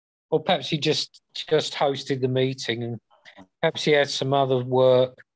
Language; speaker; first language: English; native; English